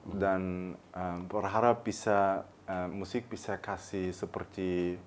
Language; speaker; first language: Indonesian; early bilingual, heritage; German